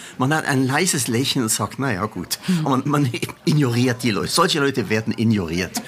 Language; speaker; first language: German; native; German